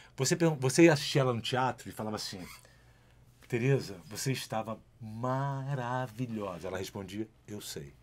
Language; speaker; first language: Portuguese; native; Portuguese